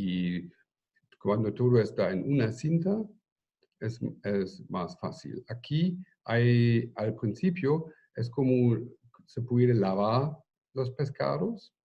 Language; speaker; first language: Spanish; non-native, fluent; German